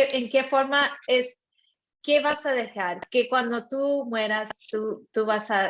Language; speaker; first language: Spanish; early bilingual, heritage; Spanish